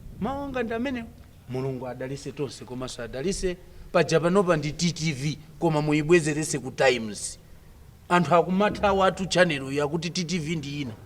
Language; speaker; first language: Nyanja; non-native, local second language; Tumbuka